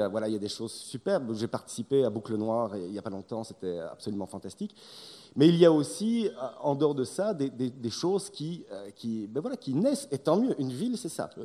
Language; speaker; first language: French; native; French